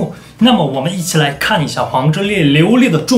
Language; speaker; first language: Chinese; non-native, fluent; Korean